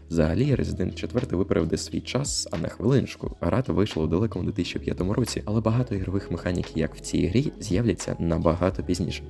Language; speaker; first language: Ukrainian; non-native, local second language; Russian